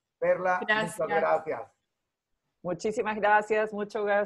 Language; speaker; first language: Spanish; native; Spanish